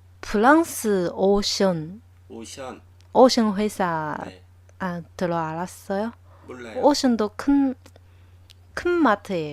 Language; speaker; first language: Korean; non-native, learner; Chinese